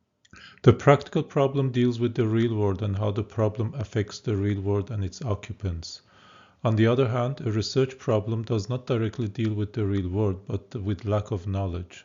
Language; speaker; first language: English; non-native, fluent; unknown